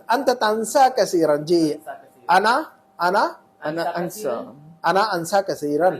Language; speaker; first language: Arabic; non-native, fluent; Urdu